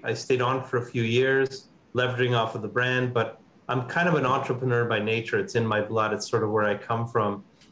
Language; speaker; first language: English; native; English